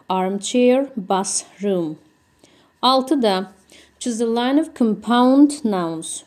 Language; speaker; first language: English; non-native, fluent; Azerbaijani